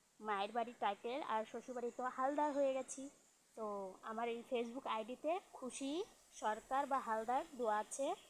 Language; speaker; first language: Bangla; early bilingual, heritage; Bangla